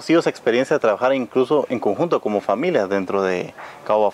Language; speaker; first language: Spanish; native; Spanish